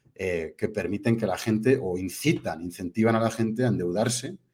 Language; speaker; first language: Spanish; native; Spanish